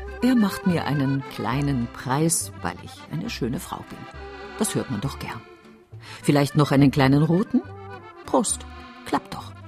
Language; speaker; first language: German; native; German